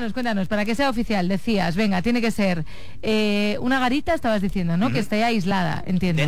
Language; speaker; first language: Spanish; native; Spanish